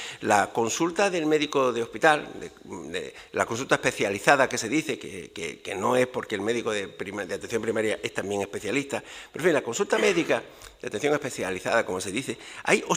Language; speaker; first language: Spanish; native; Spanish